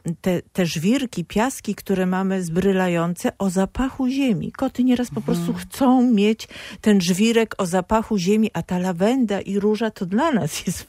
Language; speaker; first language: Polish; native; Polish